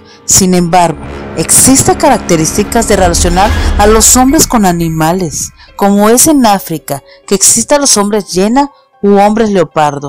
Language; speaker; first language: Spanish; native; Spanish